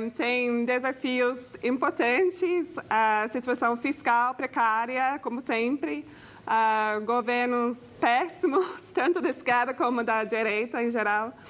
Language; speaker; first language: Portuguese; non-native, fluent; English